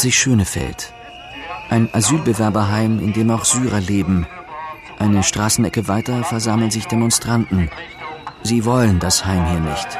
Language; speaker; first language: German; native; German